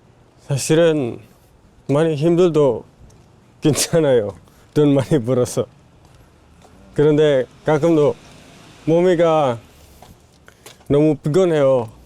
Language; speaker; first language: Korean; non-native, learner; Indonesian